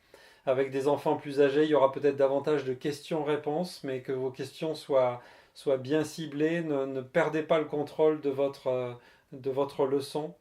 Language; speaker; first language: French; native; French